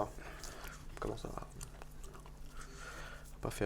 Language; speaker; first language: French; native; French